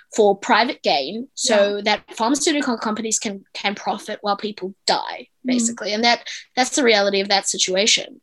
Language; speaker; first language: English; native; English